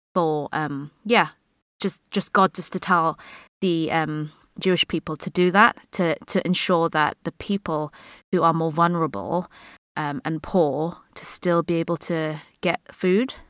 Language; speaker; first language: English; native; English